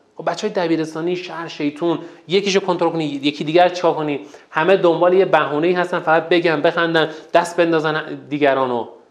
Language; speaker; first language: Persian; non-native, local second language; Azerbaijani